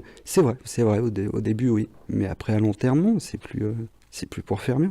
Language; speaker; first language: French; native; French